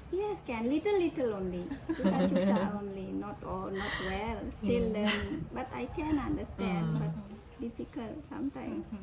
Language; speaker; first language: English; non-native, learner; Indonesian